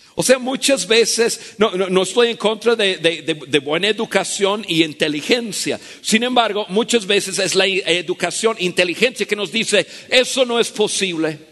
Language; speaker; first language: Spanish; non-native, fluent; English